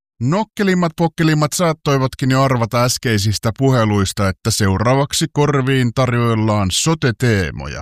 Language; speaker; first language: Finnish; native; Finnish